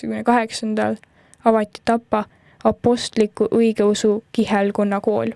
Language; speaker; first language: Estonian; native; Estonian